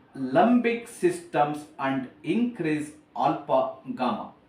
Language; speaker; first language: English; non-native, local second language; Kannada